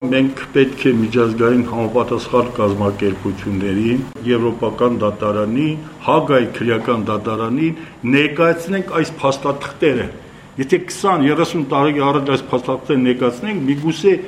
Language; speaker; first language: Armenian; non-native, local second language; Kurdish